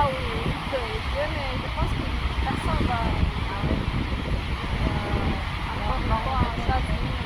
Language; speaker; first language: French; non-native, learner; Portuguese